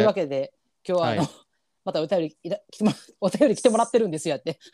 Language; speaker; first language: Japanese; native; Japanese